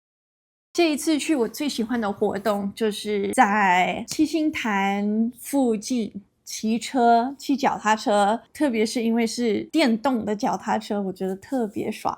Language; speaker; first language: Chinese; non-native, fluent; English